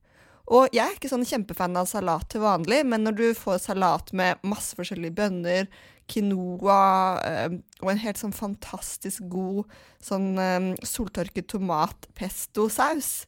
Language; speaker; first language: Norwegian; native; Norwegian